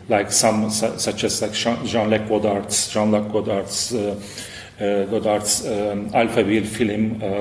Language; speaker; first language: English; non-native, fluent; Turkish